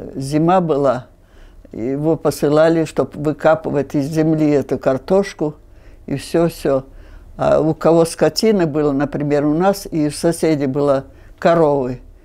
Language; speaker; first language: Russian; non-native, local second language; Finnish